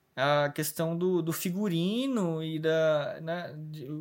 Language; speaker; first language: Portuguese; native; Portuguese